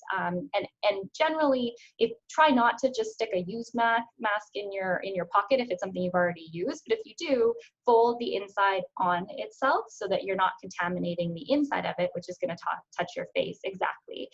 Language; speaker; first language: English; native; English